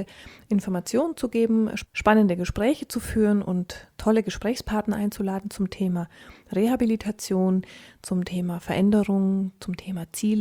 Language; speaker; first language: German; native; German